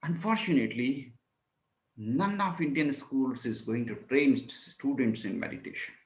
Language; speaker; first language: English; non-native, local second language; Hindi